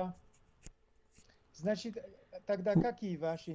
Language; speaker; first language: Russian; non-native, learner; French